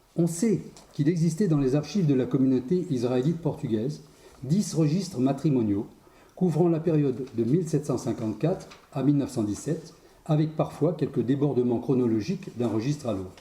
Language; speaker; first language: French; native; French